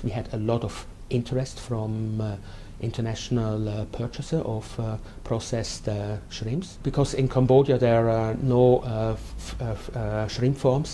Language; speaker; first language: English; non-native, fluent; German